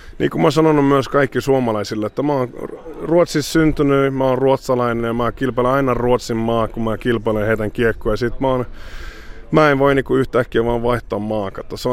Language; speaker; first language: Finnish; early bilingual, heritage; Swedish